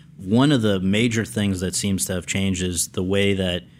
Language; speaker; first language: English; native; English